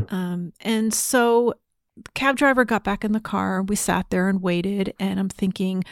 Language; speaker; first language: English; native; English